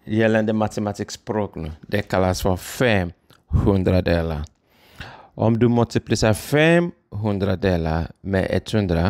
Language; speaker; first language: Swedish; non-native, fluent; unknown